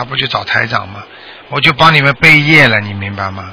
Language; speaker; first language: Chinese; native; Chinese